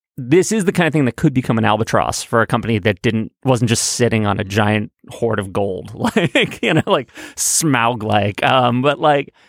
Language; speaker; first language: English; native; English